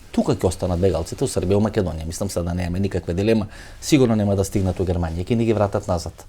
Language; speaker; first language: Macedonian; native; Macedonian